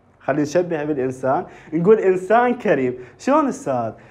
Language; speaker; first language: Arabic; native; Arabic